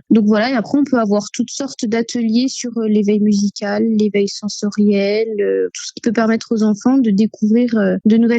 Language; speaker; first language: French; native; French